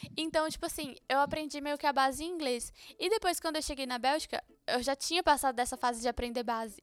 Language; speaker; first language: Portuguese; early bilingual, heritage; Portuguese